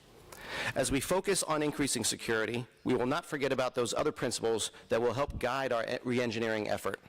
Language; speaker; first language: English; native; English